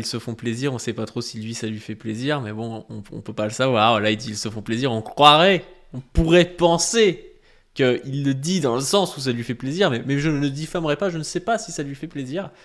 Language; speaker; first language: French; native; French